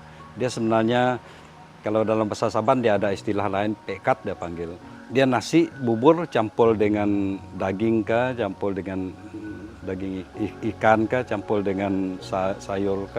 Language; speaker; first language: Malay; non-native, local second language; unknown